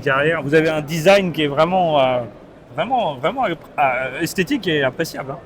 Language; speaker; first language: French; native; French